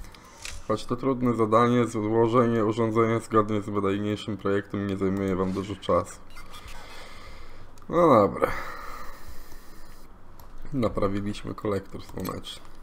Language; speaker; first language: Polish; native; Polish